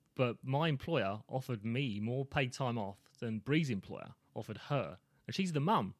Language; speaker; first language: English; native; English